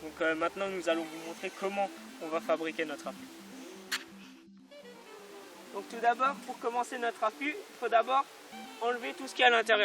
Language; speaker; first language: French; native; French